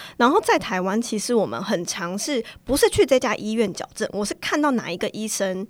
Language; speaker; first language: Chinese; native; Chinese